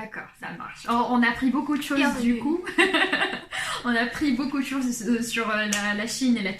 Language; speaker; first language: French; non-native, local second language; Arabic